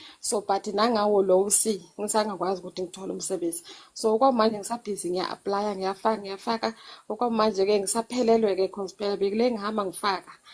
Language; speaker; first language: Zulu; non-native, local second language; Xhosa